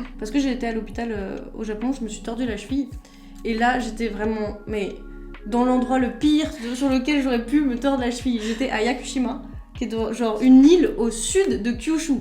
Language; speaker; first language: French; native; French